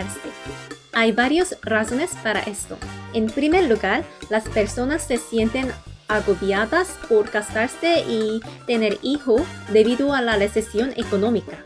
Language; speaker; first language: Spanish; non-native, fluent; Korean